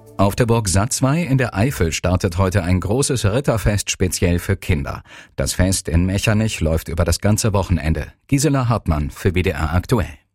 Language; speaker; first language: German; native; German